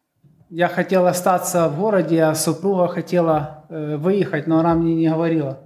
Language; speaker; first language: Polish; non-native, learner; Russian